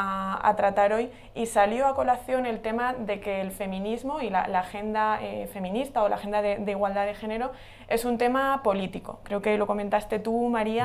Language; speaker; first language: Spanish; native; Spanish